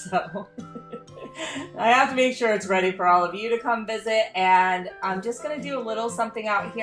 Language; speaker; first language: English; native; English